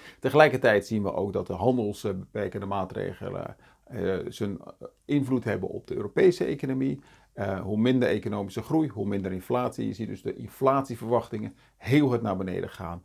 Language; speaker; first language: Dutch; native; Dutch